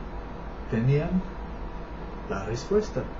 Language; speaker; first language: Spanish; non-native, learner; English